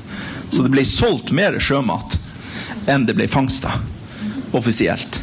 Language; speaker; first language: Norwegian; native; Norwegian